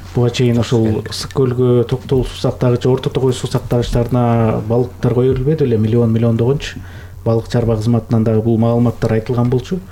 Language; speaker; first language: Kyrgyz; native; Kyrgyz